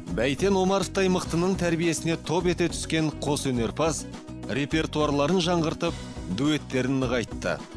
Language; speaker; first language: Kazakh; native; Kazakh